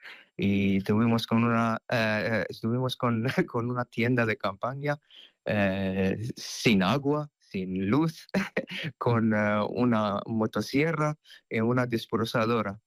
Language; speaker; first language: Spanish; non-native, fluent; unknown